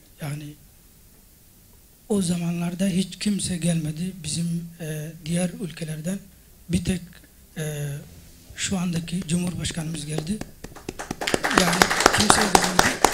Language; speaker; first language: Turkish; non-native, fluent; Somali